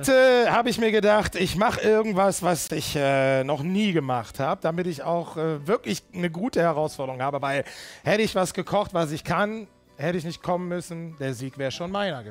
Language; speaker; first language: German; native; German